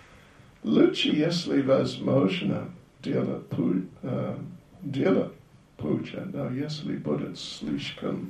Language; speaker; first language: Russian; non-native, learner; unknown